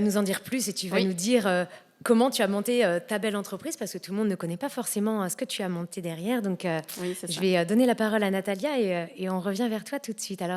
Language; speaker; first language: French; native; French